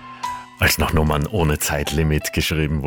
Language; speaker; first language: German; native; German